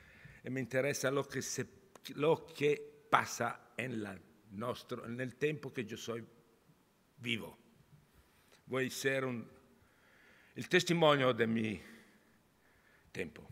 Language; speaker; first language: Spanish; non-native, learner; Italian